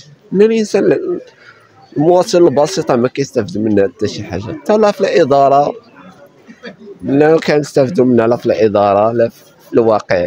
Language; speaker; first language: Arabic; native; Arabic